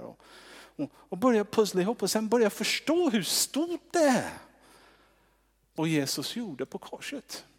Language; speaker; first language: Swedish; non-native, fluent; English